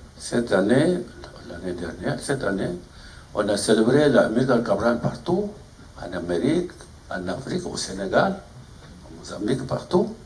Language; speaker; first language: French; non-native, fluent; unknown